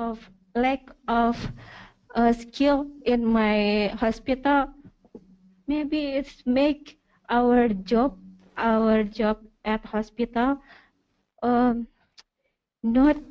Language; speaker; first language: English; non-native, learner; Indonesian